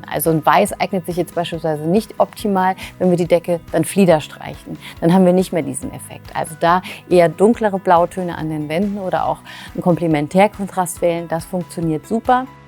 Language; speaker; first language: German; native; German